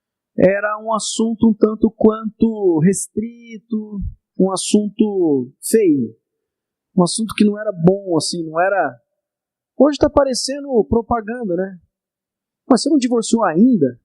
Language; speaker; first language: Portuguese; native; Portuguese